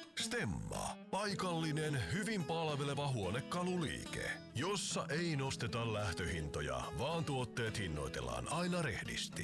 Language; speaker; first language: Finnish; native; Finnish